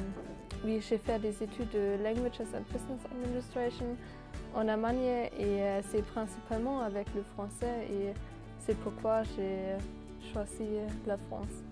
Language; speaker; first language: French; non-native, fluent; German